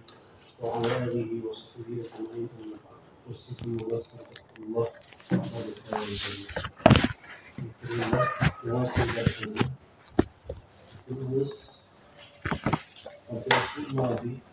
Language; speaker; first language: Arabic; non-native, fluent; Indonesian